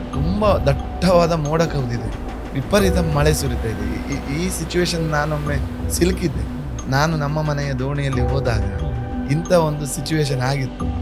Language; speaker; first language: Kannada; native; Kannada